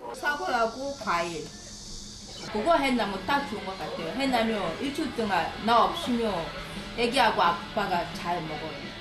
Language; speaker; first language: Korean; non-native, learner; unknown